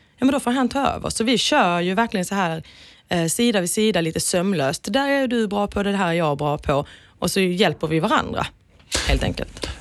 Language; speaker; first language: Swedish; native; Swedish